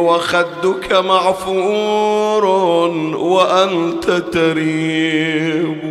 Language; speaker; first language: Arabic; native; Arabic